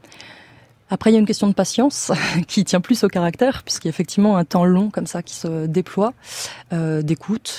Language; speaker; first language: French; native; French